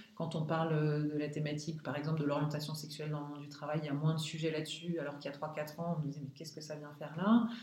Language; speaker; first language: French; native; French